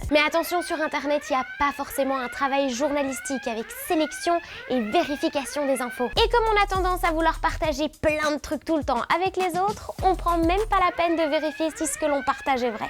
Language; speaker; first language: French; native; French